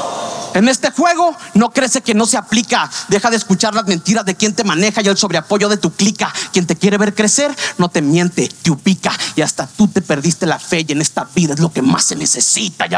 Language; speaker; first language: Spanish; native; Spanish